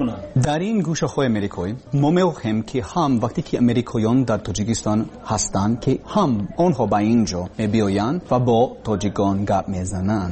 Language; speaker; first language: Persian; non-native, learner; English